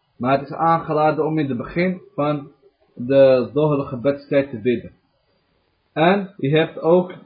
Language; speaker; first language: Dutch; early bilingual, other home language; Arabic